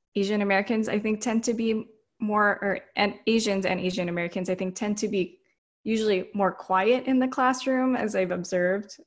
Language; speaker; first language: English; early bilingual, other home language; Filipino